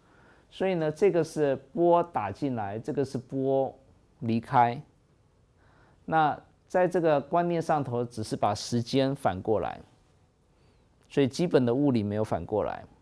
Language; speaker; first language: Chinese; native; Chinese